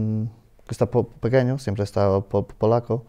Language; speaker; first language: Spanish; non-native, learner; Polish